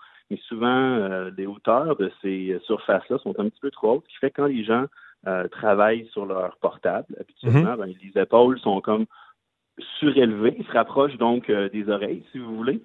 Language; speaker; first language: French; native; French